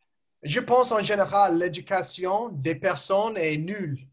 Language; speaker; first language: French; non-native, learner; English